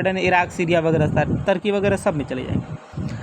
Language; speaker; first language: Hindi; native; Hindi